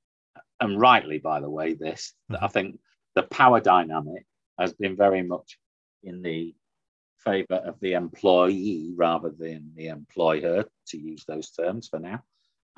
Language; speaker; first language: English; native; English